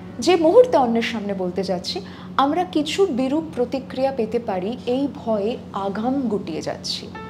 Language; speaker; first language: Bangla; native; Bangla